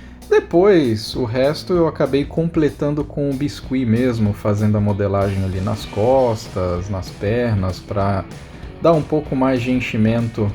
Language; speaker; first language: Portuguese; native; Portuguese